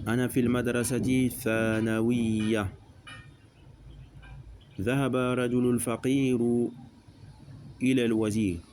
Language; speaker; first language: Arabic; non-native, fluent; French